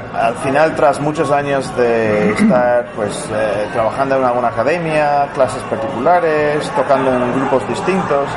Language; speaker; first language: Spanish; non-native, fluent; English